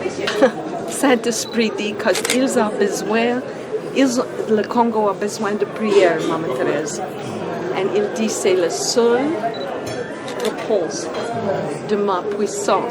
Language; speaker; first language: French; non-native, learner; English